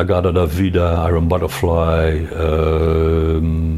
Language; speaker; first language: English; non-native, fluent; Dutch